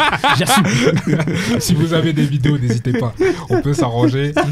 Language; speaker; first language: French; native; French